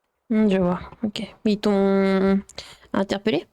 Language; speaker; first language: French; native; French